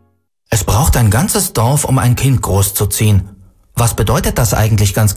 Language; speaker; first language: German; native; German